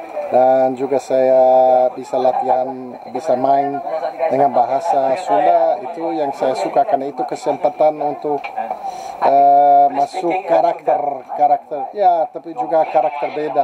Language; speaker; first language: Indonesian; non-native, fluent; Dutch